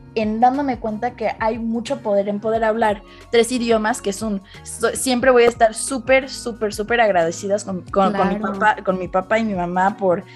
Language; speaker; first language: Spanish; early bilingual, heritage; Spanish